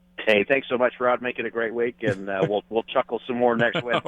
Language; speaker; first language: English; native; English